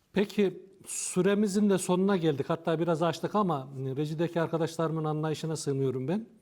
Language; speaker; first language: Turkish; native; Turkish